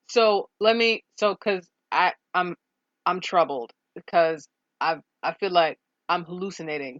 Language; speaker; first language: English; native; English